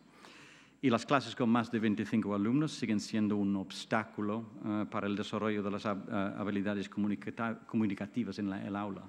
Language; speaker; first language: Spanish; non-native, fluent; English